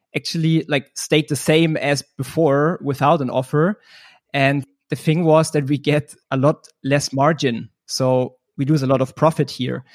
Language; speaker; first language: English; non-native, fluent; German